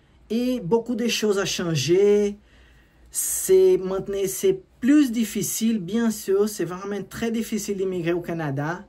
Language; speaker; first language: French; non-native, learner; Portuguese